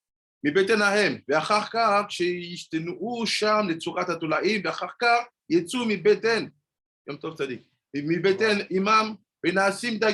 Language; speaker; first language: Hebrew; non-native, fluent; French